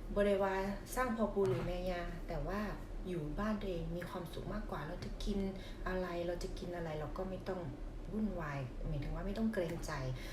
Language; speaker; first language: Thai; non-native, local second language; Northeastern Thai